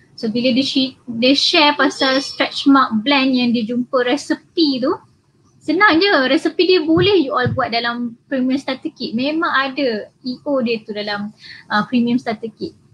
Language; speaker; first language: Malay; native; Malay